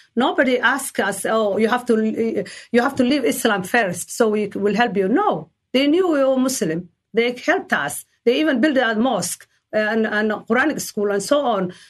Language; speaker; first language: English; non-native, learner; Somali